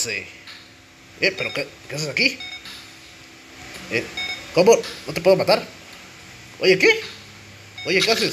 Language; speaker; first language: Spanish; native; Spanish